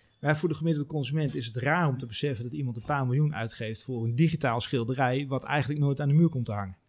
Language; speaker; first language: Dutch; native; Dutch